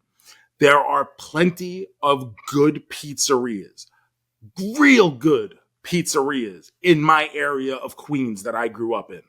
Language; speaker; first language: English; native; English